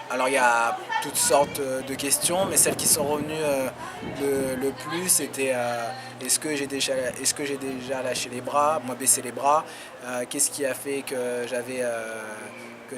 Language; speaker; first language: French; native; French